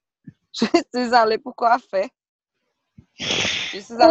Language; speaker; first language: French; non-native, learner; Portuguese